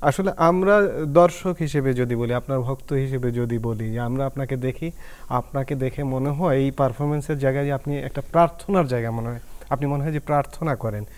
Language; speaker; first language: Bangla; native; Bangla